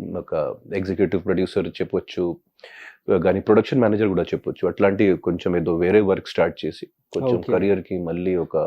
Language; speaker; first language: Telugu; non-native, local second language; Hindi